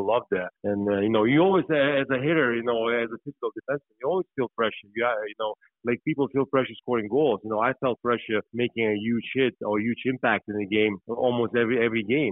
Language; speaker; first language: English; non-native, fluent; Lithuanian